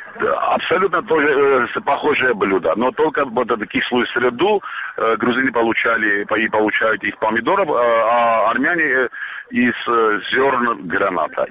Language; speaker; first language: Russian; non-native, local second language; Armenian